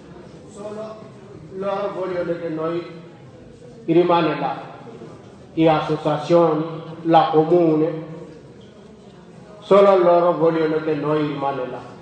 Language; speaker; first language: Italian; non-native, learner; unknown